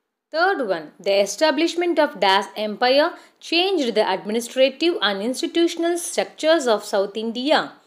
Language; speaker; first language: English; non-native, local second language; Tamil